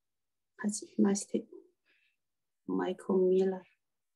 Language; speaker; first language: Japanese; non-native, learner; Chinese